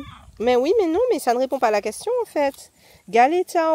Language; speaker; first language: French; native; French